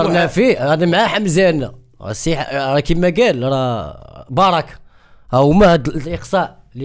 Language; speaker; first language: Arabic; native; Arabic